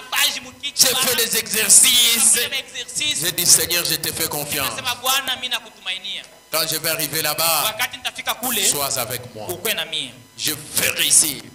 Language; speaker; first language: French; non-native, local second language; Swahili